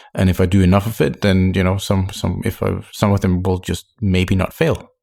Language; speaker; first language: English; non-native, fluent; Danish